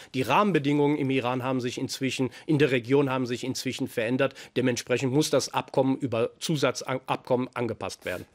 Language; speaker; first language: German; early bilingual, other home language; Persian